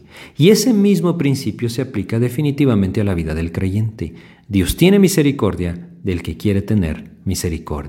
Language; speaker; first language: Spanish; native; Spanish